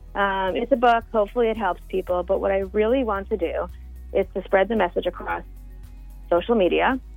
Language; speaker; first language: English; native; English